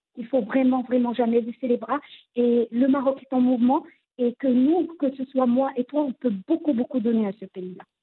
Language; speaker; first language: French; non-native, local second language; Arabic